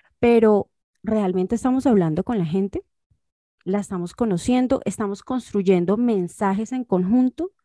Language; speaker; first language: Spanish; native; Spanish